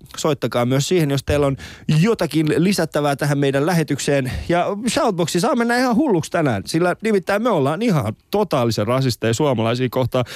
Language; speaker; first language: Finnish; early bilingual, other home language; Persian